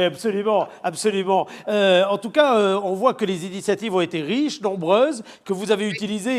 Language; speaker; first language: French; native; French